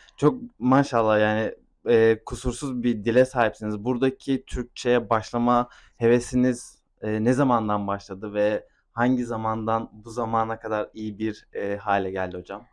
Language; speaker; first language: Turkish; native; Turkish